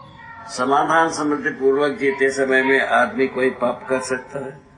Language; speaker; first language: Hindi; non-native, local second language; Kannada